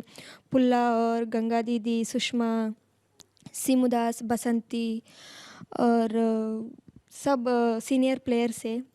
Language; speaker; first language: Hindi; non-native, local second language; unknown